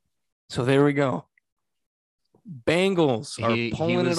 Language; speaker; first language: English; native; English